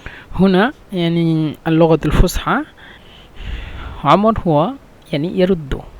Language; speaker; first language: Arabic; non-native, fluent; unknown